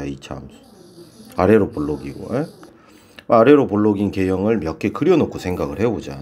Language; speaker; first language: Korean; native; Korean